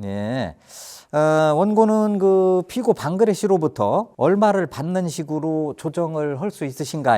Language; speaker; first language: Korean; native; Korean